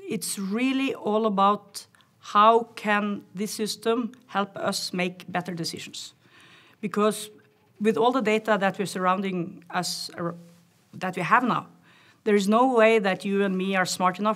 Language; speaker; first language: English; non-native, fluent; Norwegian